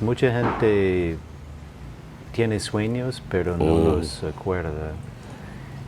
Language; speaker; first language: Spanish; non-native, fluent; English